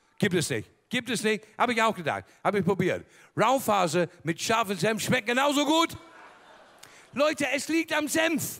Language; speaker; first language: German; native; German